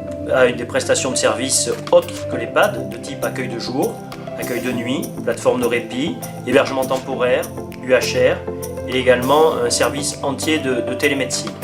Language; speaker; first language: French; native; French